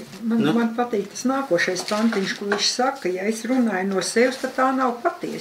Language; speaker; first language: Latvian; native; Latvian